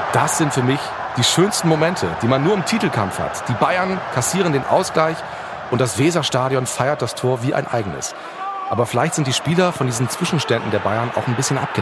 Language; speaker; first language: German; native; German